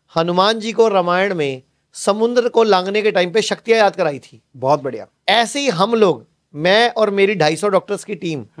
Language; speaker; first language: Hindi; native; Hindi